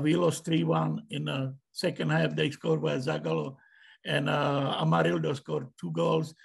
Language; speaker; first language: English; non-native, learner; Czech